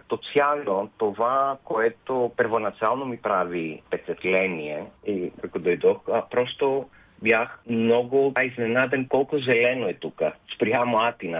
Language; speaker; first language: Bulgarian; non-native, fluent; Greek